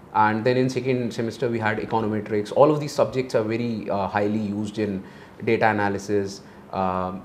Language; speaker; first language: English; non-native, local second language; Hindi